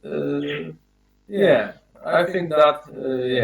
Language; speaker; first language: English; non-native, learner; Polish